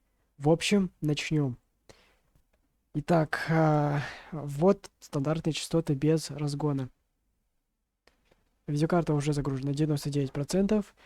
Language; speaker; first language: Russian; native; Russian